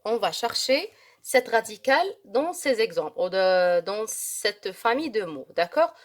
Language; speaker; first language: French; non-native, local second language; Arabic